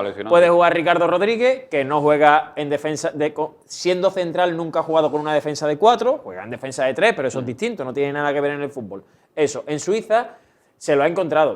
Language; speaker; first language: Spanish; native; Spanish